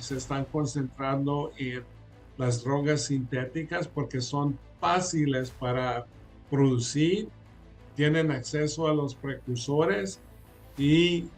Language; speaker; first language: Spanish; early bilingual, other home language; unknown